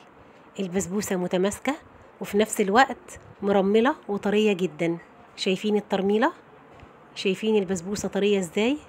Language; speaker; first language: Arabic; native; Arabic